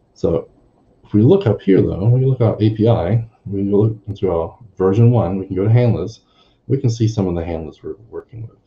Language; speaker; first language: English; native; English